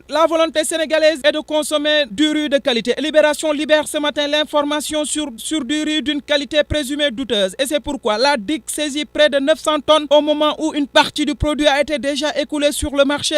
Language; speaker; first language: French; non-native, local second language; Wolof